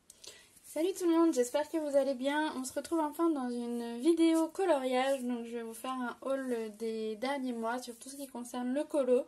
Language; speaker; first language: French; native; French